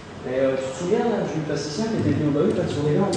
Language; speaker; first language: French; native; French